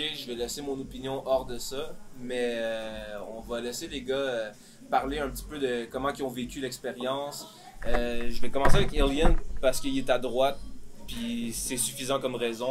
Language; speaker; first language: French; native; French